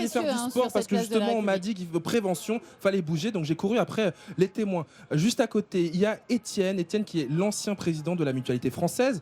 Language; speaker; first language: French; native; French